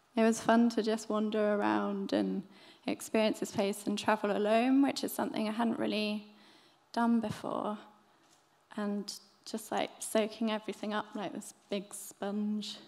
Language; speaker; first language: English; native; English